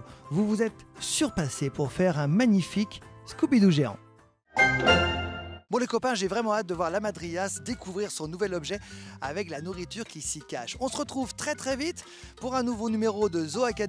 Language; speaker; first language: French; native; French